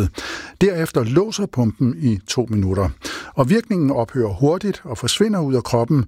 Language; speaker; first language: Danish; native; Danish